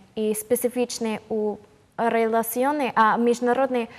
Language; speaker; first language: Ukrainian; non-native, fluent; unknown